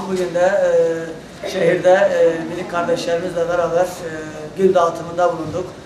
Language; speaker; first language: Turkish; native; Turkish